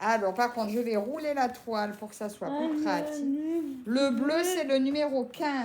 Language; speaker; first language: French; native; French